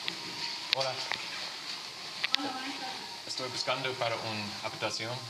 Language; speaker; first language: Spanish; non-native, learner; English